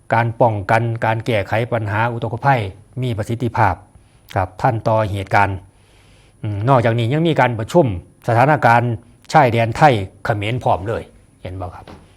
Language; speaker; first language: Thai; non-native, local second language; Northeastern Thai